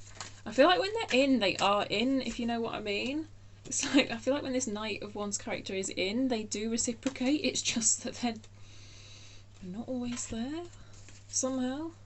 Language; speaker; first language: English; native; English